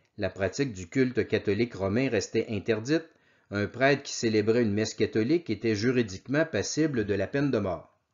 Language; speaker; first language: French; native; French